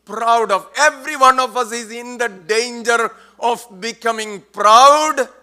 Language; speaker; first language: English; non-native, local second language; Malayalam